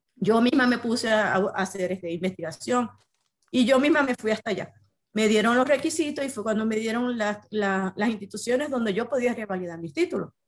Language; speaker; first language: Spanish; native; Spanish